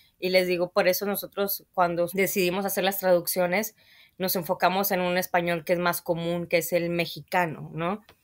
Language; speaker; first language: Spanish; native; Spanish